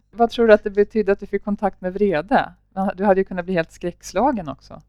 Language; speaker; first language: Swedish; native; Swedish